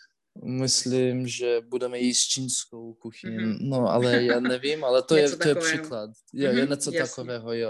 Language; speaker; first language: Czech; non-native, learner; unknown